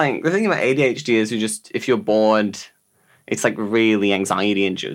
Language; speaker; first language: English; native; English